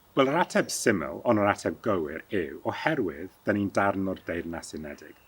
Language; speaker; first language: Welsh; early bilingual, heritage; Welsh